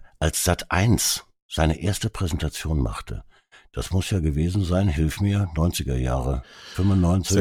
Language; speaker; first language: German; early bilingual, other home language; Hungarian